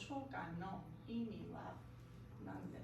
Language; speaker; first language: Japanese; non-native, fluent; English